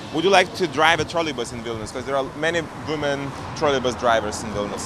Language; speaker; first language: English; non-native, fluent; Lithuanian